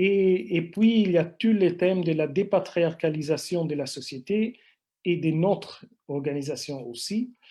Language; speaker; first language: French; non-native, fluent; Italian